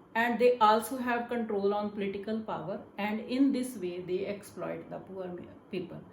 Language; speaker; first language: English; non-native, local second language; Punjabi